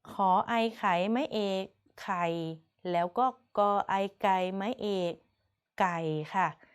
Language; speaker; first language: Thai; native; Thai